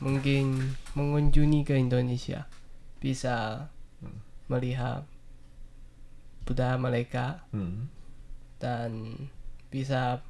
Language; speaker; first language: Indonesian; non-native, learner; Chinese